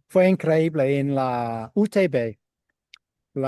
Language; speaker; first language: Spanish; non-native, fluent; English